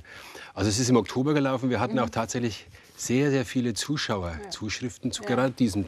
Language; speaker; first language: German; native; German